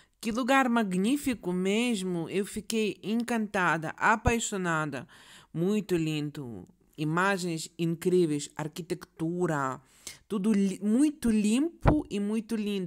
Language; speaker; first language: Portuguese; non-native, learner; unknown